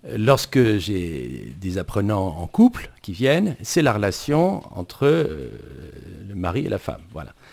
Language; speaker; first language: French; native; French